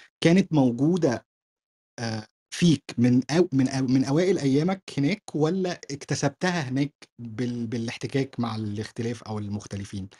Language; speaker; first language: Arabic; native; Arabic